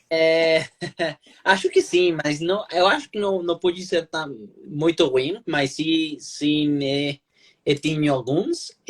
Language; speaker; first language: Portuguese; non-native, learner; Spanish